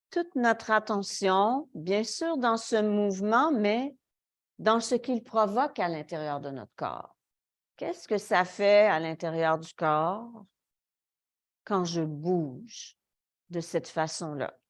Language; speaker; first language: French; native; French